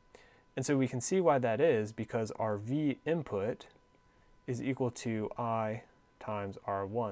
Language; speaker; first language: English; native; English